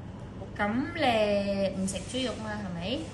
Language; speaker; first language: Cantonese; native; Cantonese